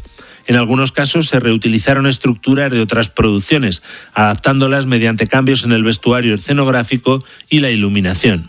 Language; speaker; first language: Spanish; native; Spanish